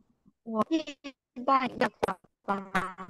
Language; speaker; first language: Chinese; non-native, learner; Thai